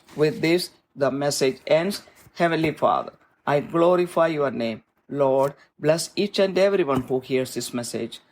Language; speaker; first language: English; non-native, local second language; Malayalam